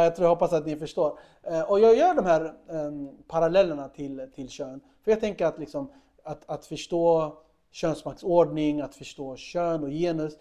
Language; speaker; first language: Swedish; early bilingual, other home language; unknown